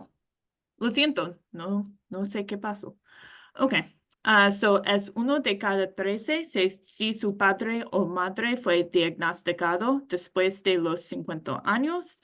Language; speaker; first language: Spanish; non-native, learner; English